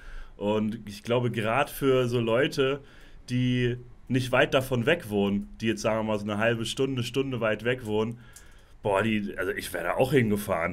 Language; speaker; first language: German; native; German